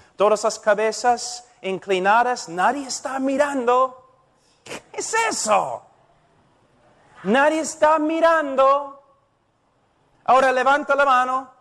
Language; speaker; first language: Spanish; non-native, fluent; English